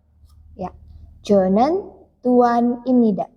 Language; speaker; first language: Korean; non-native, fluent; Indonesian